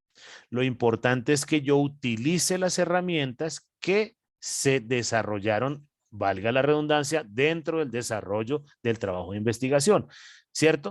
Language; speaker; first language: Spanish; native; Spanish